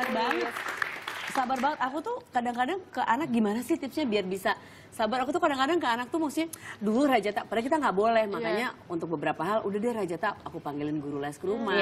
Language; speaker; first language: Indonesian; native; Indonesian